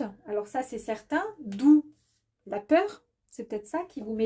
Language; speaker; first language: French; native; French